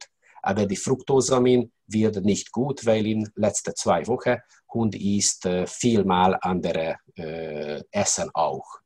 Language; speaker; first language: German; non-native, learner; Hungarian